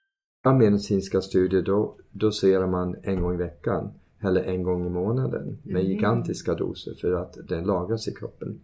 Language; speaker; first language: Swedish; early bilingual, heritage; Swedish